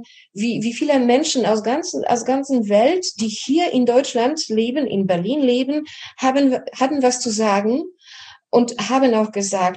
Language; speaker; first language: German; non-native, fluent; Polish